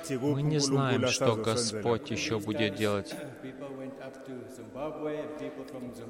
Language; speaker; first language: Russian; non-native, fluent; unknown